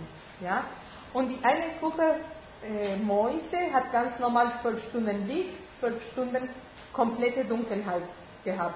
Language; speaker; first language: German; non-native, fluent; Spanish